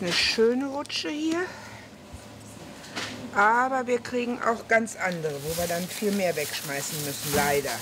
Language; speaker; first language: German; native; German